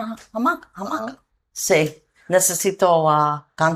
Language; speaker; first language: Spanish; non-native, learner; English